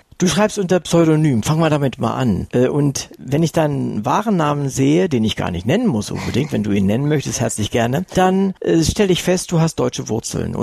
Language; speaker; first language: German; native; German